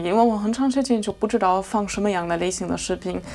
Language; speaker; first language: Chinese; non-native, fluent; German